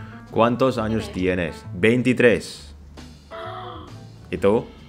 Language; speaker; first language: Spanish; non-native, learner; Indonesian